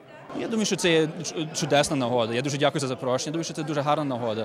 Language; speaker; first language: Ukrainian; early bilingual, heritage; Ukrainian